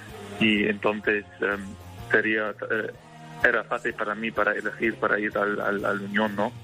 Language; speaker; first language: Spanish; early bilingual, heritage; German